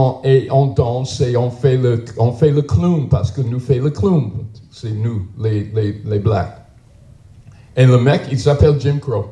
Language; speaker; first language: French; non-native, learner; English